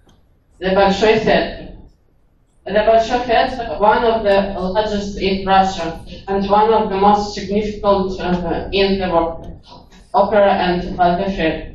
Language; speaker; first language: English; non-native, learner; Russian